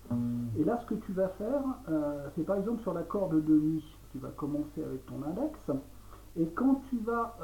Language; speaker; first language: French; native; French